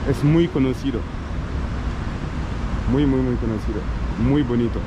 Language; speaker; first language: Spanish; non-native, learner; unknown